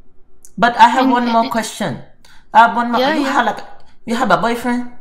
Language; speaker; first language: English; non-native, learner; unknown